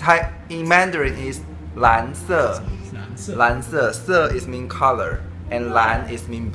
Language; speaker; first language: English; non-native, learner; Chinese